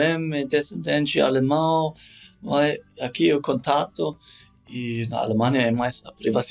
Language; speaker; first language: Portuguese; non-native, learner; German